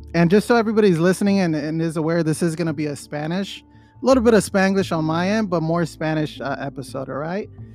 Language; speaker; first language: English; early bilingual, other home language; Spanish